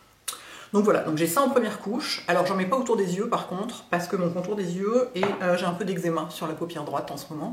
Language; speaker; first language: French; native; French